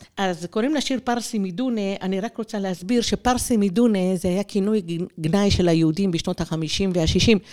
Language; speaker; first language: Hebrew; early bilingual, other home language; Persian